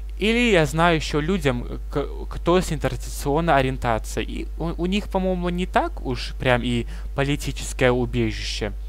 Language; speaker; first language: Russian; native; Russian